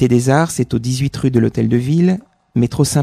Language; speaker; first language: French; native; French